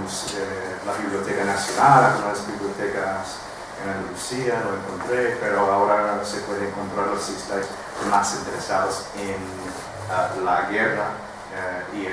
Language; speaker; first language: Spanish; non-native, fluent; English